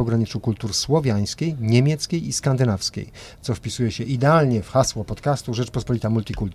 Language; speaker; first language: Polish; native; Polish